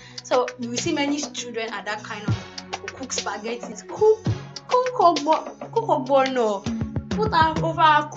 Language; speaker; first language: English; non-native, local second language; Yoruba